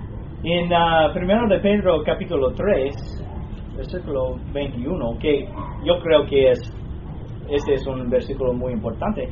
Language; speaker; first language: Spanish; non-native, fluent; English